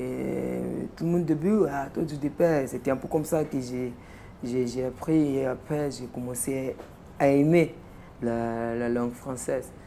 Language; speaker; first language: French; non-native, fluent; Tsonga